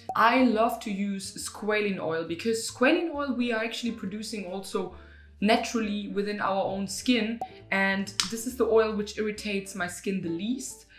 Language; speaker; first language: English; non-native, fluent; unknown